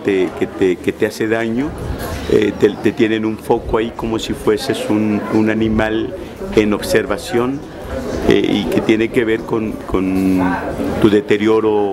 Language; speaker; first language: Spanish; native; Spanish